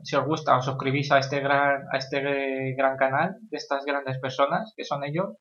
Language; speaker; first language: Spanish; native; Spanish